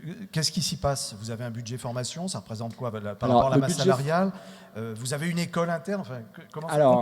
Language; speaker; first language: French; native; French